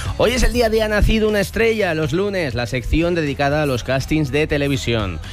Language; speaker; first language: Spanish; native; Spanish